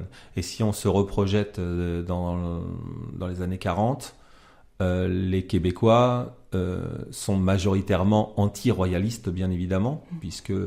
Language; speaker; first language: French; native; French